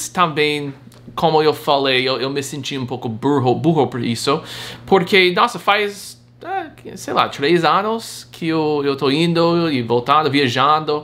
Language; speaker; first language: Portuguese; non-native, fluent; English